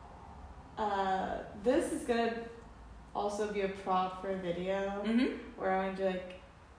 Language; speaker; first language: English; native; English